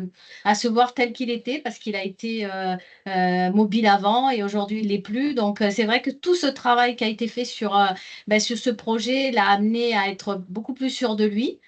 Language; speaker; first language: French; native; French